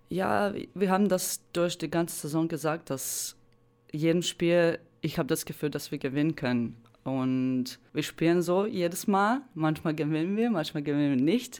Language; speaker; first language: German; non-native, fluent; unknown